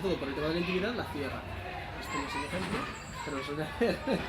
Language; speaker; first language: Spanish; native; Spanish